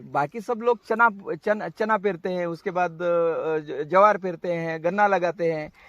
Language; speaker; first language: Hindi; non-native, local second language; Marathi